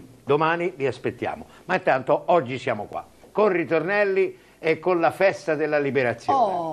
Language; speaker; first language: Italian; native; Italian